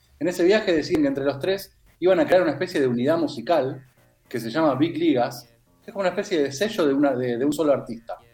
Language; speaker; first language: Spanish; native; Spanish